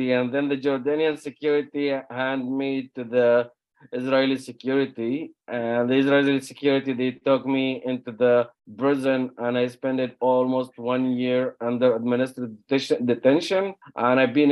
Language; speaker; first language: English; non-native, fluent; Arabic